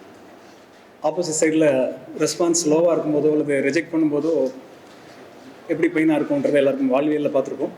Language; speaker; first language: Tamil; native; Tamil